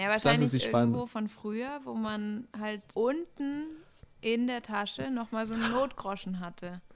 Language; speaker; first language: German; native; German